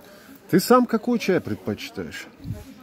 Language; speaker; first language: Russian; native; Russian